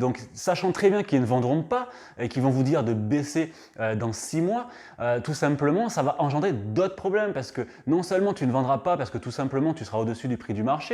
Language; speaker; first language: French; native; French